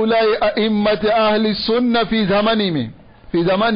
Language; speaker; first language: Arabic; non-native, fluent; Dyula